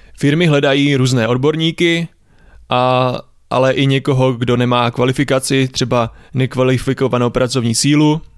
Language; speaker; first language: Czech; native; Czech